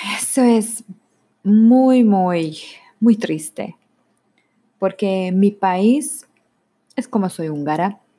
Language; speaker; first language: Spanish; non-native, learner; Hungarian